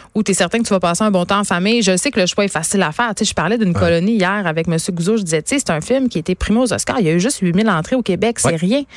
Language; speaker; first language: French; native; French